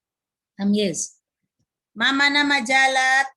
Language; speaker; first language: Arabic; non-native, fluent; Indonesian